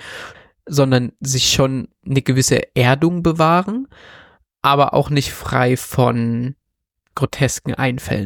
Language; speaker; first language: German; native; German